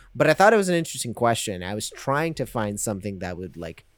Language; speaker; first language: English; non-native, fluent; Spanish